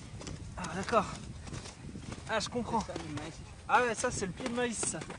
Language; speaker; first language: French; native; French